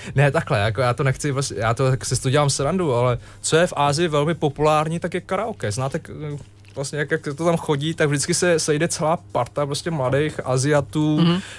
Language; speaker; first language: Czech; early bilingual, other home language; Vietnamese